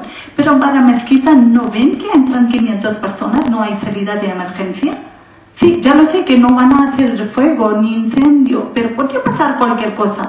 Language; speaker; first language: Spanish; non-native, learner; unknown